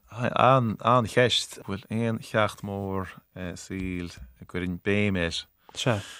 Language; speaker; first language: Irish; native; Irish